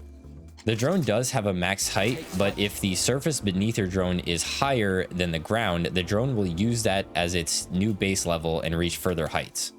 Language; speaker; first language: English; native; English